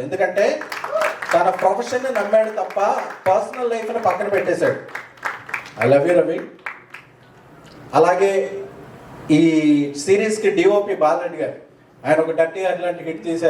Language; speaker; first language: Telugu; native; Telugu